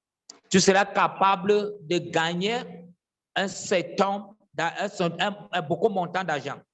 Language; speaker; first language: French; non-native, fluent; English